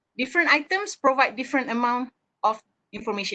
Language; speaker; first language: English; non-native, local second language; Malay